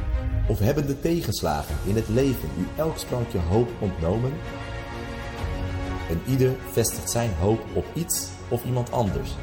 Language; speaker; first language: Dutch; native; Dutch